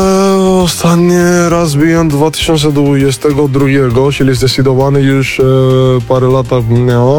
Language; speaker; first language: Polish; non-native, learner; Spanish